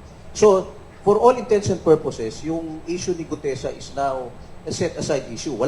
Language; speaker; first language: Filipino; native; Filipino